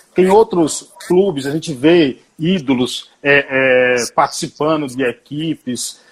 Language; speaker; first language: Portuguese; native; Portuguese